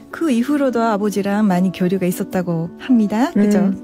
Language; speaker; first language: Korean; native; Korean